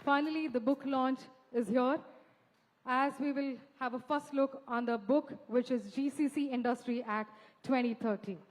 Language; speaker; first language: English; non-native, local second language; Marathi